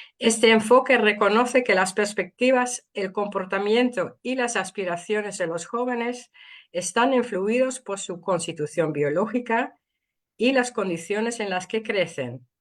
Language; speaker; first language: Spanish; non-native, fluent; Dutch